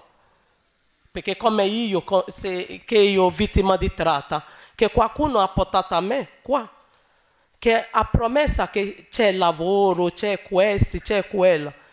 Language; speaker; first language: Italian; non-native, learner; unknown